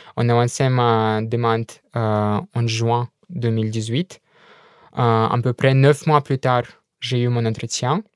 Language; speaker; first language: French; non-native, fluent; Russian